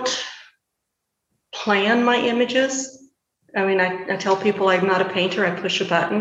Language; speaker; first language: English; native; English